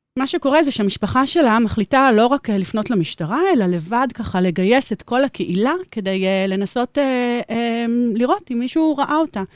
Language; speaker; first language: Hebrew; native; Hebrew